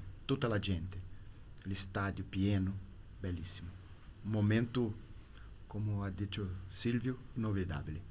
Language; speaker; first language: Italian; non-native, learner; Portuguese